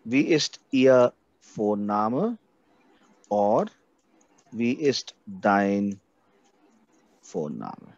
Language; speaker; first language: German; non-native, fluent; Hindi